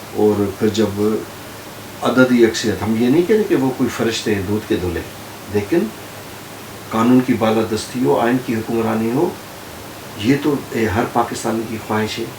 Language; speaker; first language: Urdu; non-native, local second language; Sindhi